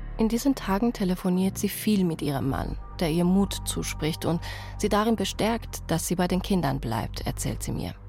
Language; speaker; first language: German; early bilingual, other home language; Persian